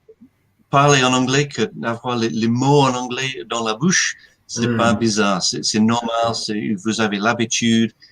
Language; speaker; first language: French; non-native, fluent; English